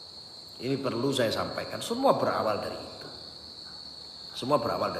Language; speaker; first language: Indonesian; non-native, local second language; Javanese